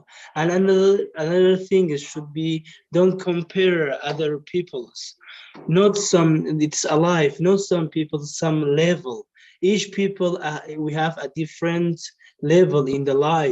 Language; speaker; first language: English; non-native, learner; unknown